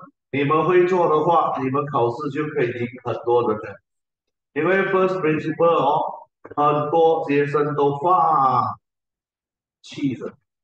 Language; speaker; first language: Chinese; native; Chinese